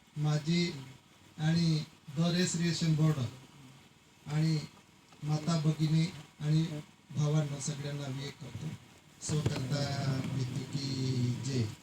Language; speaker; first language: Marathi; non-native, local second language; Bhili